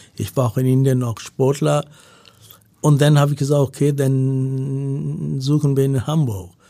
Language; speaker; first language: German; non-native, learner; Punjabi